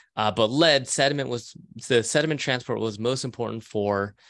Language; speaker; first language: English; native; English